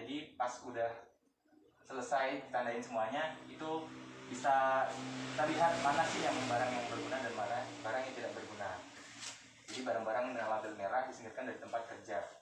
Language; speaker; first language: Indonesian; native; Indonesian